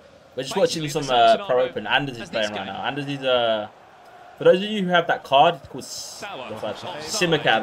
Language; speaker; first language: English; native; English